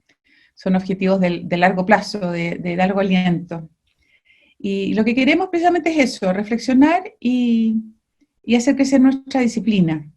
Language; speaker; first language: Spanish; native; Spanish